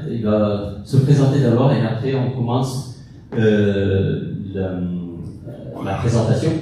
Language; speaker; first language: French; non-native, fluent; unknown